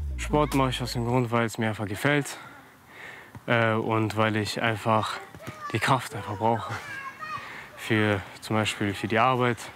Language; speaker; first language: German; early bilingual, other home language; Russian